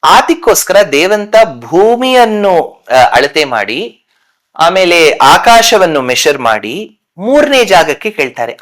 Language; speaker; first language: Kannada; non-native, local second language; Tamil